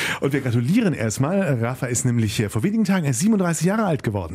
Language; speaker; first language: German; native; German